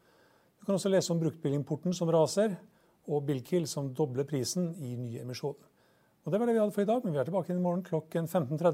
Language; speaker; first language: Norwegian; native; Norwegian